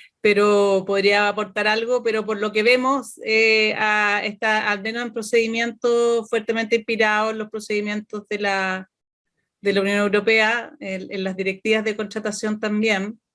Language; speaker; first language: Spanish; native; Spanish